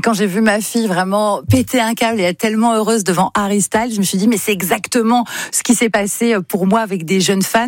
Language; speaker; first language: French; native; French